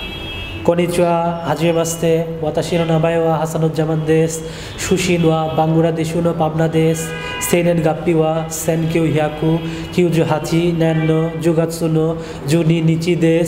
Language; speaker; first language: Japanese; non-native, learner; Bangla